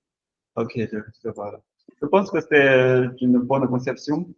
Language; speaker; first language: French; non-native, learner; Chinese